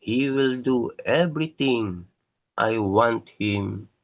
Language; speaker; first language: English; non-native, local second language; Filipino